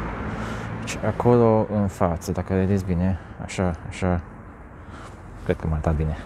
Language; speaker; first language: Romanian; non-native, local second language; Hungarian